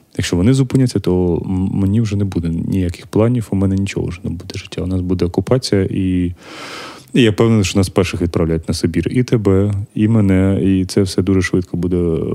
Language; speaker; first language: Ukrainian; native; Ukrainian